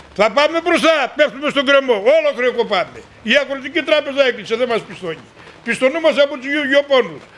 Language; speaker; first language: Greek; native; Greek